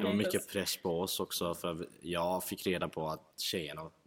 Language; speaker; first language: Swedish; non-native, fluent; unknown